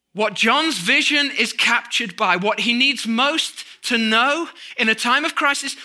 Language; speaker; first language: English; native; English